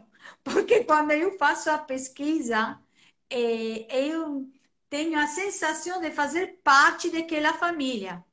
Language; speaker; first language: Portuguese; non-native, fluent; Italian